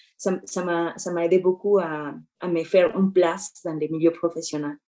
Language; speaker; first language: French; non-native, fluent; Spanish